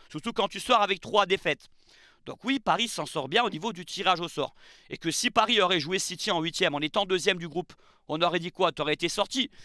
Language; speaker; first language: French; native; French